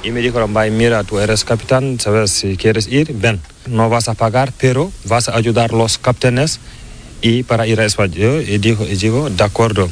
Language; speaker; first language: Spanish; non-native, learner; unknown